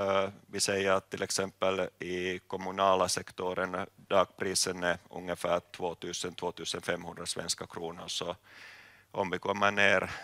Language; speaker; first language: Swedish; non-native, local second language; Finnish